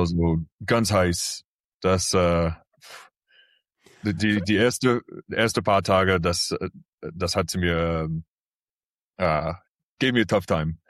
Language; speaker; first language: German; early bilingual, heritage; English